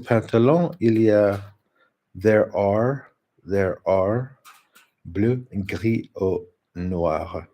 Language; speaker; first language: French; non-native, learner; English